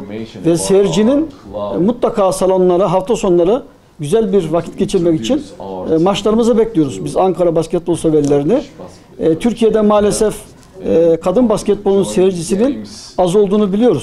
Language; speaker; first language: Turkish; native; Turkish